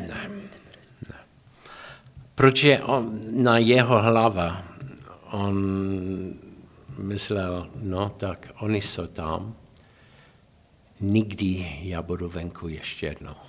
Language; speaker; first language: Czech; non-native, learner; English